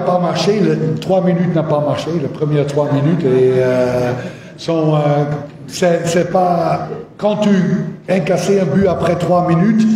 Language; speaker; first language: French; non-native, fluent; Dutch